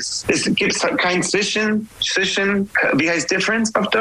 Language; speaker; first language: German; non-native, learner; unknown